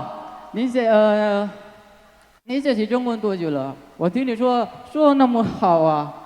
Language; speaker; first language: Chinese; non-native, fluent; Indonesian